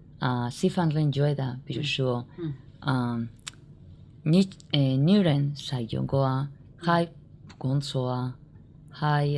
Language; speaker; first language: Chinese; non-native, learner; Spanish